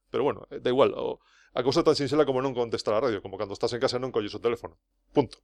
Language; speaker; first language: Galician; non-native, local second language; Spanish